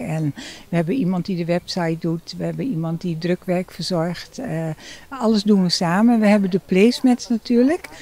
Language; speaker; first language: Dutch; native; Dutch